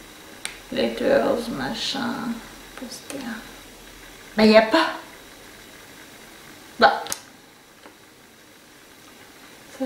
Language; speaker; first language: French; native; French